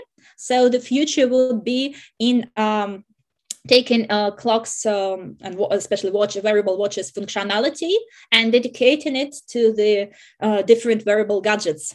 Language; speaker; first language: English; non-native, fluent; Russian